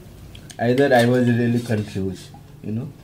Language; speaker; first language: English; non-native, local second language; Hindi